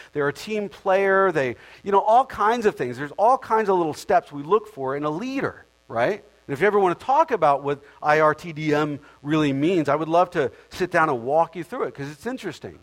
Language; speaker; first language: English; native; English